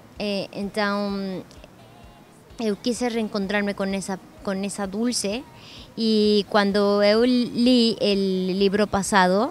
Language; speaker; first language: Portuguese; non-native, learner; Spanish